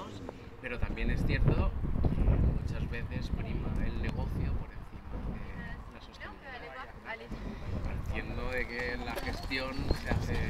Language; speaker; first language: Spanish; native; Spanish